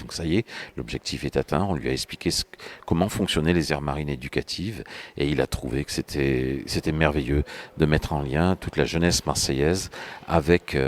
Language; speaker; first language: French; native; French